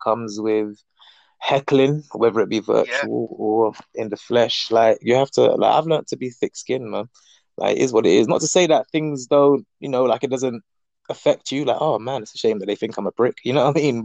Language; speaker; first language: English; native; English